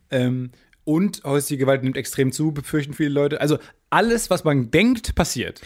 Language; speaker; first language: German; native; German